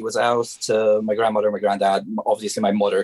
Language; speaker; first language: English; non-native, fluent; Hungarian